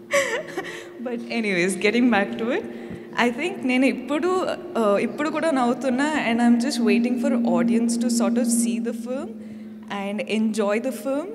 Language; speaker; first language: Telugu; non-native, fluent; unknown